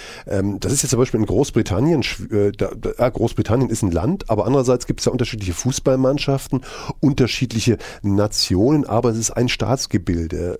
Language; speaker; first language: German; native; German